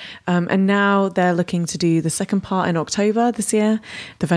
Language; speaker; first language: English; native; English